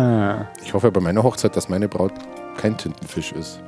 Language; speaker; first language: German; native; German